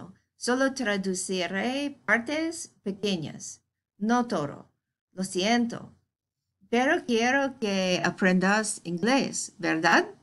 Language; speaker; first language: Spanish; non-native, fluent; English